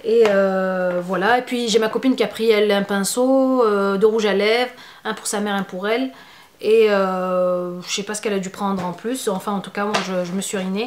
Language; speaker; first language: French; native; French